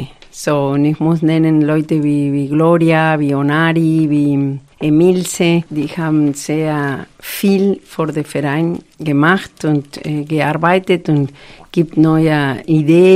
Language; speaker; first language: German; non-native, fluent; Spanish